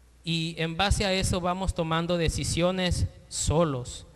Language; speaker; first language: Spanish; native; Spanish